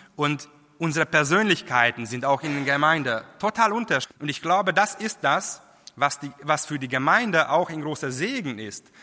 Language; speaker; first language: German; non-native, fluent; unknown